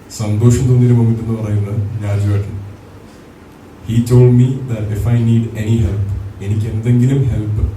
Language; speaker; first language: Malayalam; native; Malayalam